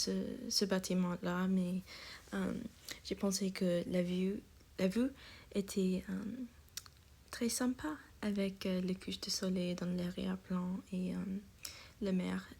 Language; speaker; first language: French; non-native, learner; English